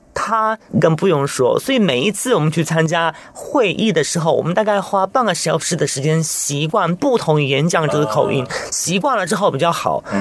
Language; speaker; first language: Chinese; non-native, fluent; Italian